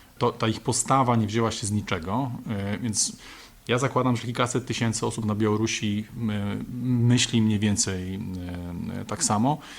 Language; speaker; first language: Polish; native; Polish